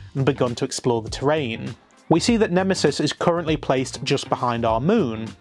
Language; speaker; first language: English; native; English